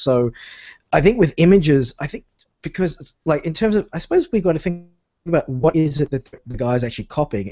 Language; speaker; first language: English; native; English